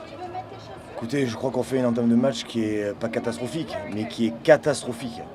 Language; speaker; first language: French; native; French